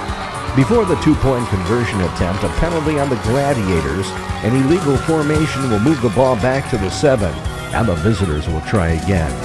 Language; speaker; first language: English; native; English